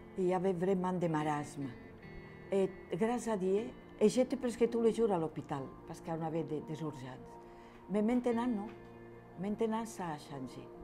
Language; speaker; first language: French; non-native, fluent; Spanish